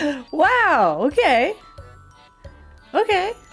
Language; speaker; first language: English; non-native, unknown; Japanese